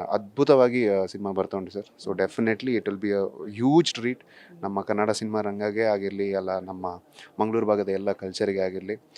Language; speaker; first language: Kannada; non-native, local second language; Tulu